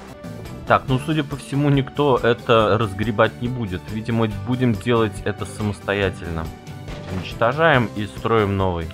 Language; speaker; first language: Russian; native; Russian